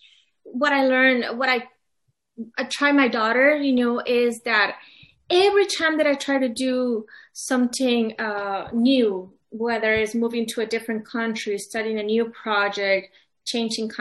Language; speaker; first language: English; non-native, fluent; Spanish